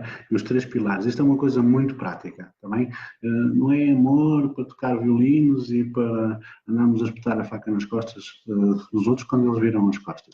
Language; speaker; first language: Portuguese; native; Portuguese